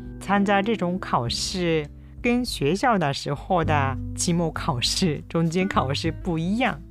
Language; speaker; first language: Chinese; non-native, fluent; Japanese